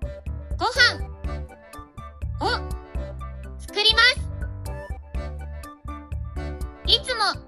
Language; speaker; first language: Japanese; non-native, learner; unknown